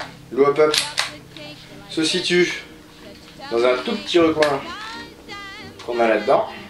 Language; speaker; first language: French; native; French